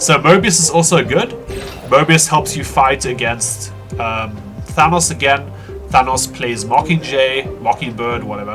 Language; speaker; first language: English; native; English